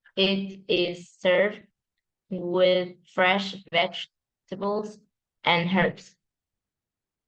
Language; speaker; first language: English; non-native, learner; Vietnamese